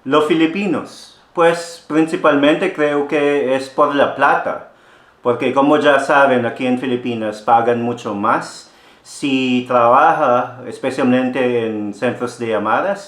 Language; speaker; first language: Spanish; non-native, fluent; Filipino